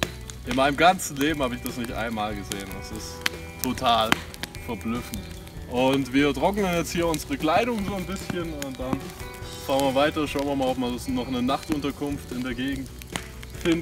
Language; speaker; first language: German; native; German